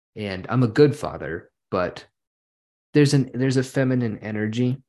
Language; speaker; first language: English; early bilingual, other home language; German